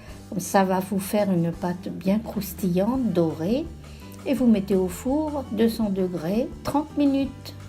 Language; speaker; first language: French; native; French